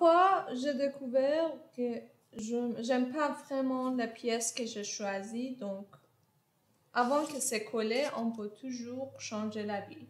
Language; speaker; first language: French; non-native, fluent; Persian